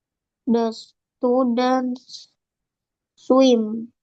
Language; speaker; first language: English; non-native, learner; Indonesian